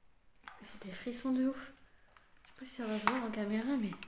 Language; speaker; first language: French; native; French